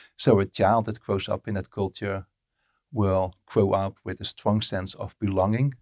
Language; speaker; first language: English; non-native, fluent; Dutch